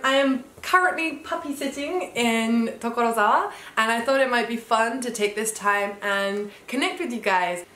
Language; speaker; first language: English; early bilingual, heritage; English